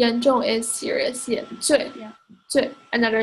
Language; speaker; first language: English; non-native, fluent; Chinese